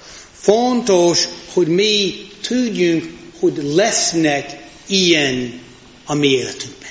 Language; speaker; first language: Hungarian; non-native, fluent; English